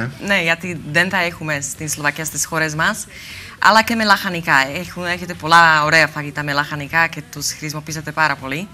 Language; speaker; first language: Greek; non-native, learner; Slovak